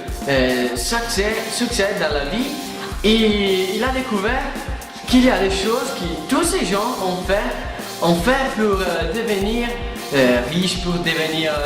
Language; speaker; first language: French; non-native, fluent; Italian